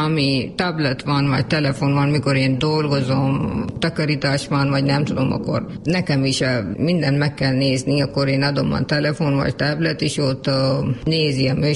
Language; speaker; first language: Hungarian; non-native, learner; Urdu